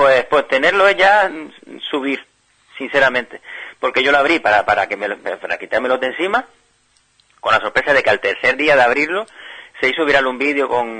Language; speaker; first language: Spanish; native; Spanish